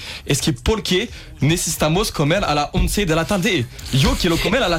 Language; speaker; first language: Spanish; non-native, learner; French